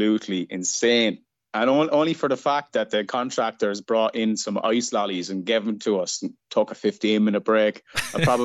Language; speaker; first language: English; native; English